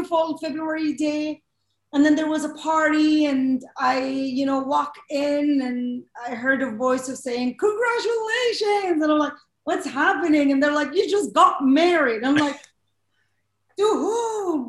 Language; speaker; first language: English; non-native, fluent; Arabic